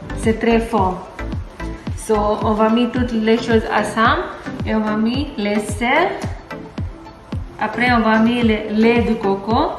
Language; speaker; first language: French; non-native, learner; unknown